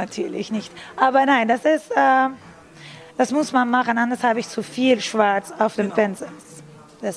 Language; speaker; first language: German; non-native, learner; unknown